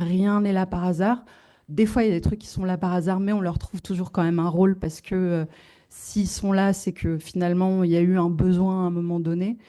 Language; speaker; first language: French; native; French